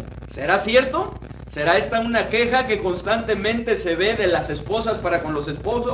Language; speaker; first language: Spanish; native; Spanish